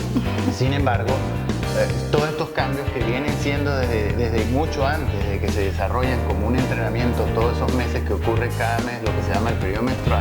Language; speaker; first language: Spanish; native; Spanish